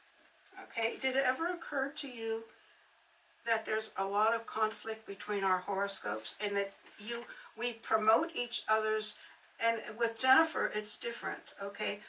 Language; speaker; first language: English; native; English